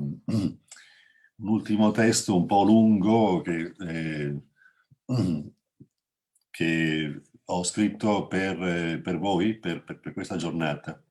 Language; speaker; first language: Italian; native; Italian